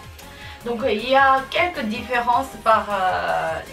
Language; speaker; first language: French; non-native, learner; Japanese